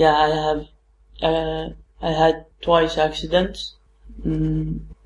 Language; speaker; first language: English; non-native, learner; Arabic